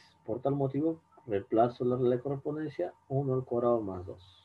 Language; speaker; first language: Spanish; native; Spanish